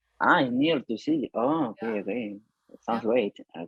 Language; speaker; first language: English; non-native, learner; Spanish